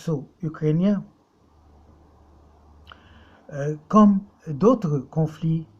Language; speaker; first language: French; non-native, local second language; Arabic